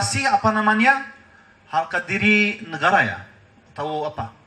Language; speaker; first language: Indonesian; non-native, learner; Turkish